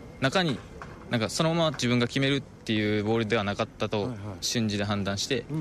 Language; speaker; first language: Japanese; native; Japanese